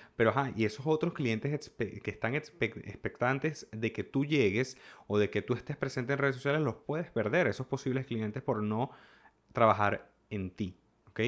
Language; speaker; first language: Spanish; native; Spanish